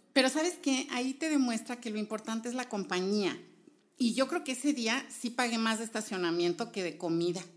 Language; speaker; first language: Spanish; native; Spanish